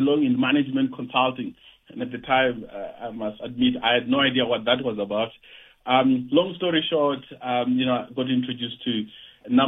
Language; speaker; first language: English; non-native, local second language; Venda